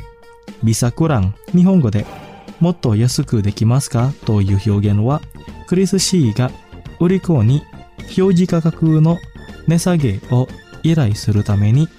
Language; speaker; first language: Japanese; non-native, fluent; Indonesian